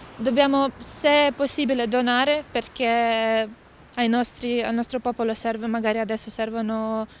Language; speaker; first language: Italian; non-native, fluent; Ukrainian